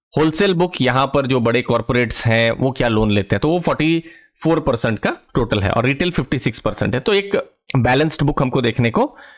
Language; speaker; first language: Hindi; native; Hindi